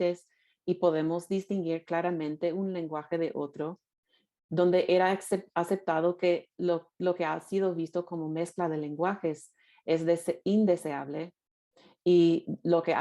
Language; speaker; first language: Spanish; non-native, fluent; English